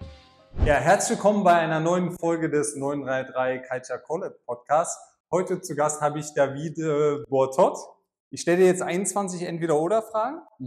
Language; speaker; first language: German; native; German